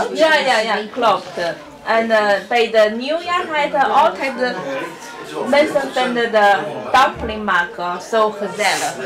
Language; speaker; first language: Dutch; non-native, learner; Chinese